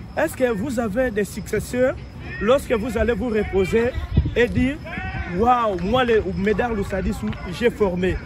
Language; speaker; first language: French; non-native, local second language; Lingala